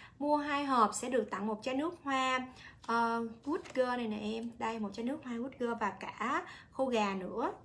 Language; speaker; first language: Vietnamese; native; Vietnamese